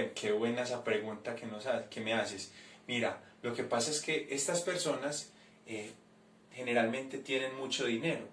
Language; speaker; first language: Spanish; native; Spanish